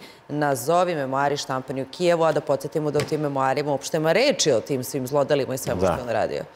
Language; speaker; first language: Serbian; native; Serbian